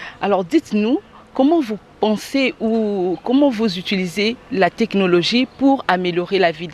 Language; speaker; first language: French; non-native, local second language; Lingala